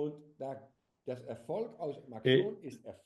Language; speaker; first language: German; non-native, learner; Dutch